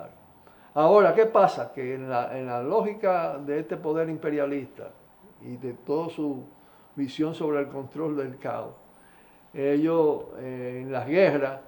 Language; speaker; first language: Spanish; native; Spanish